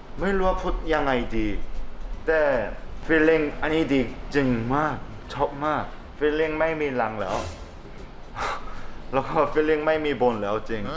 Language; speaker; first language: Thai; non-native, learner; Korean